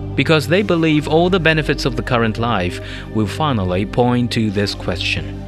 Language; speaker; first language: English; non-native, fluent; Chinese